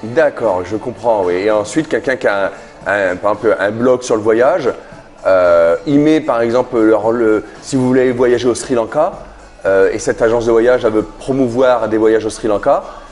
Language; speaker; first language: French; native; French